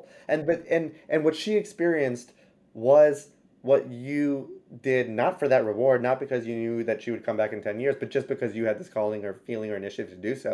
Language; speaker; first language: English; native; English